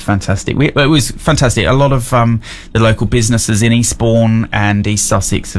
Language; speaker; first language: English; native; English